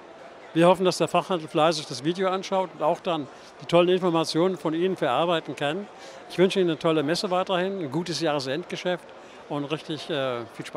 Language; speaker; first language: German; native; German